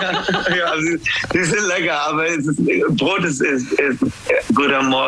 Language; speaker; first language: German; non-native, learner; English